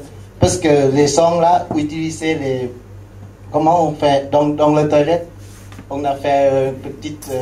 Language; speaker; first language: French; non-native, learner; Lao